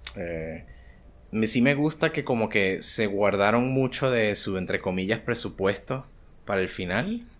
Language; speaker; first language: Spanish; native; Spanish